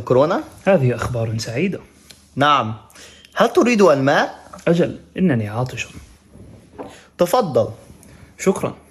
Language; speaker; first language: Arabic; non-native, learner; Turkish